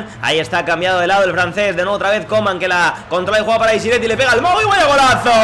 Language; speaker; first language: Spanish; native; Spanish